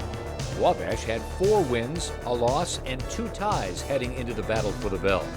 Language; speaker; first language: English; native; English